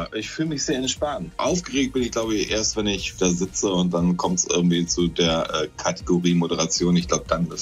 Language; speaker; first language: German; native; German